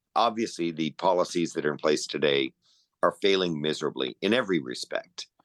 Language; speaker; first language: English; native; English